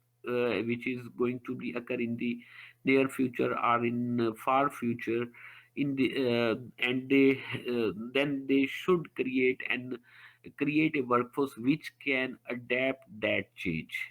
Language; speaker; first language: English; non-native, local second language; Urdu